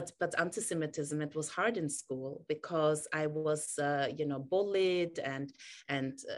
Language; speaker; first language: English; non-native, fluent; German